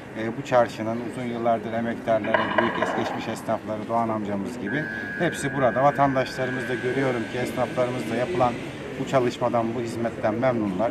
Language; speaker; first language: Turkish; native; Turkish